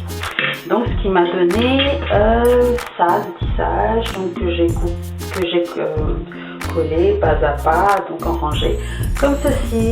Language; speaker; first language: French; native; French